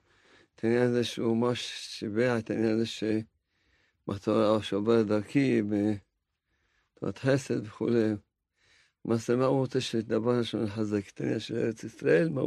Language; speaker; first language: Hebrew; non-native, fluent; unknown